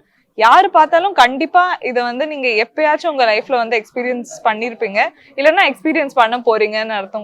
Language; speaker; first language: Tamil; native; Tamil